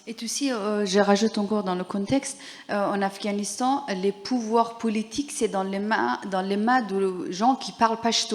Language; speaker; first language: French; non-native, learner; Persian